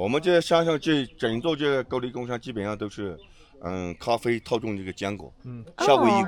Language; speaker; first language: Chinese; native; Chinese